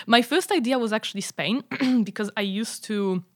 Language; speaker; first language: English; non-native, fluent; Polish